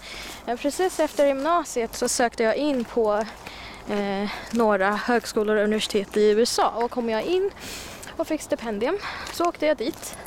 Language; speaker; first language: Swedish; non-native, fluent; Chinese